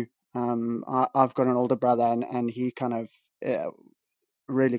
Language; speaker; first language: English; native; English